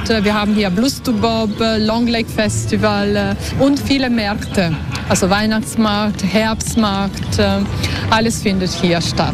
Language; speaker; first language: German; non-native, local second language; Italian